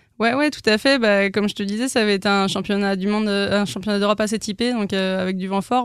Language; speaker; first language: French; native; French